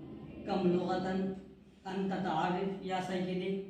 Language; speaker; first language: Arabic; non-native, learner; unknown